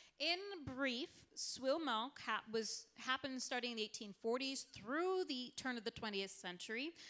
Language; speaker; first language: English; native; English